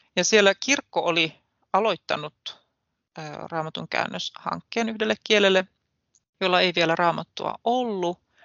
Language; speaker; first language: Finnish; native; Finnish